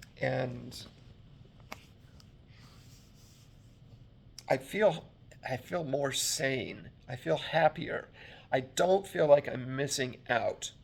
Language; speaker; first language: English; native; English